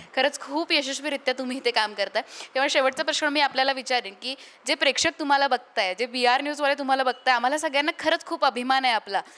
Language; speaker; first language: Marathi; native; Marathi